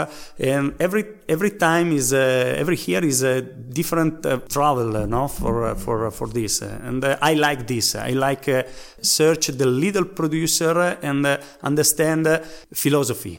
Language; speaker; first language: English; non-native, learner; Italian